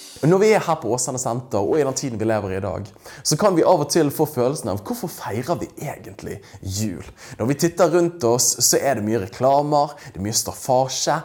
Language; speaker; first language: Norwegian; native; Norwegian